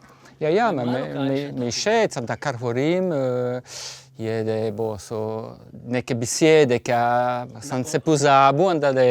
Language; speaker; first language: Slovenian; early bilingual, heritage; Slovenian